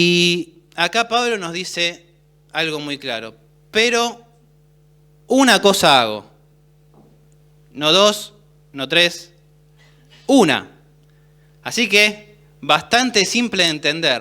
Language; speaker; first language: Spanish; native; Spanish